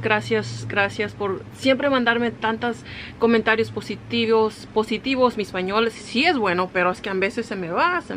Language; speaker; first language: Spanish; early bilingual, heritage; Spanish